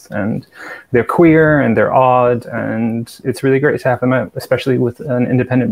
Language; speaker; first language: English; native; English